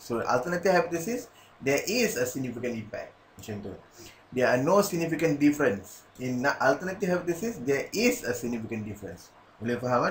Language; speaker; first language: English; non-native, local second language; Malay